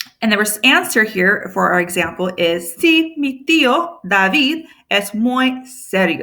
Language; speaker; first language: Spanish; non-native, fluent; English